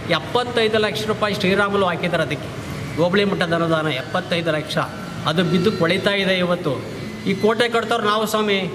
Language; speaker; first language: Kannada; native; Kannada